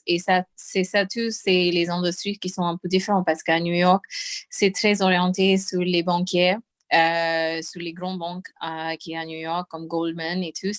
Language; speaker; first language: French; non-native, fluent; English